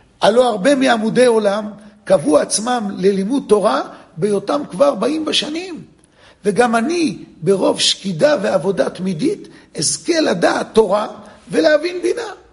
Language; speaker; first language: Hebrew; non-native, fluent; English